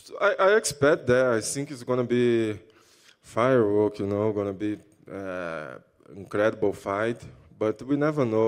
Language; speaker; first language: English; non-native, learner; Portuguese